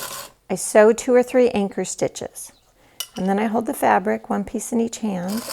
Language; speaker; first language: English; native; English